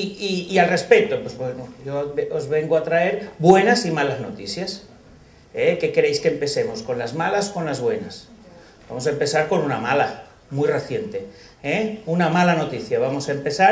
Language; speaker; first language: Spanish; native; Spanish